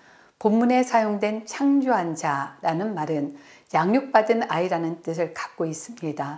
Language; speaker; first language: Korean; native; Korean